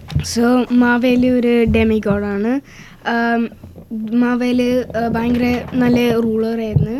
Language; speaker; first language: Malayalam; early bilingual, heritage; Malayalam